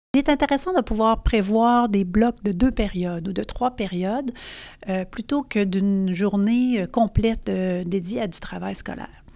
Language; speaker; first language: French; native; French